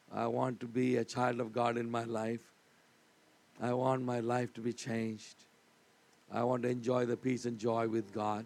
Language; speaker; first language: English; non-native, local second language; Malayalam